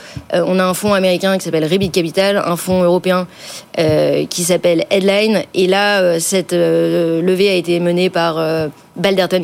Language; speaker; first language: French; native; French